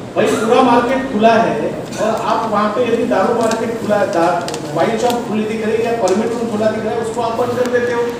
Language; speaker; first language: Hindi; non-native, local second language; Marathi